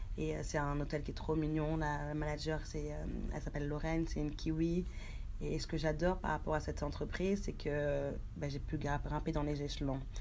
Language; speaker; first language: French; early bilingual, other home language; Haitian Creole